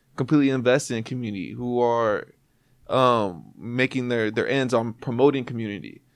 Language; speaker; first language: English; native; English